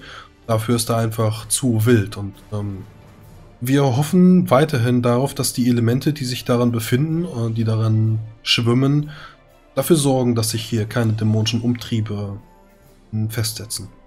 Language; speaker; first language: German; native; German